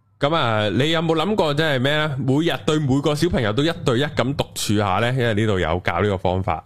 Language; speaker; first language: Cantonese; native; Cantonese